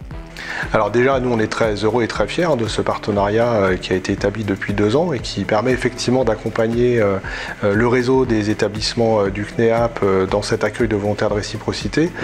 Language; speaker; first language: French; native; French